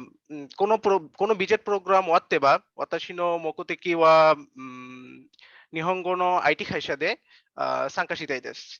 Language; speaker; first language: Japanese; non-native, learner; Bangla